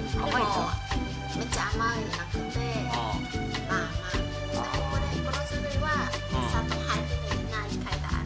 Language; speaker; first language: Japanese; non-native, learner; Vietnamese